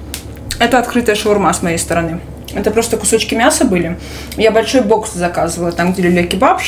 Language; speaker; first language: Russian; native; Russian